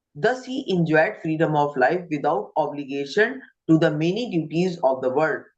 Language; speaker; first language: English; non-native, local second language; Hindi